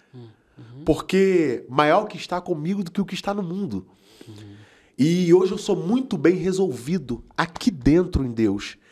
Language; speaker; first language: Portuguese; native; Portuguese